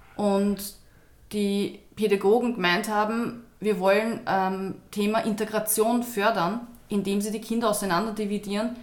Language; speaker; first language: German; early bilingual, other home language; Turkish